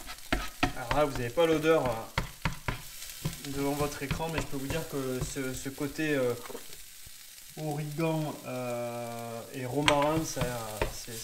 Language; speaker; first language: French; native; French